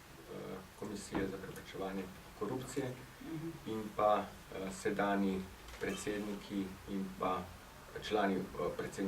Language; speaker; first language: Slovenian; native; Slovenian